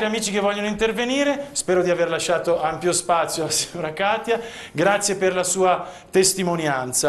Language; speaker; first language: Italian; native; Italian